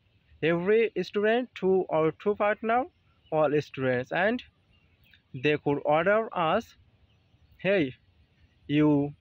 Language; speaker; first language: English; non-native, learner; Bangla